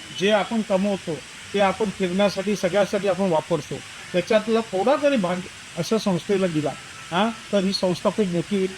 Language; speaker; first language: Marathi; native; Marathi